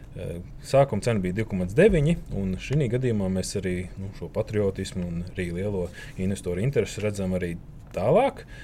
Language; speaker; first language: Latvian; native; Latvian